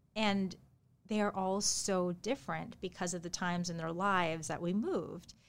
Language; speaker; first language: English; early bilingual, other home language; Japanese